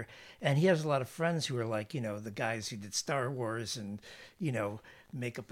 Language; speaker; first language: English; native; English